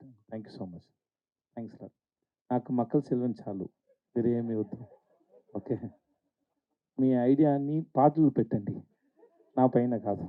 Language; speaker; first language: Telugu; non-native, learner; Tamil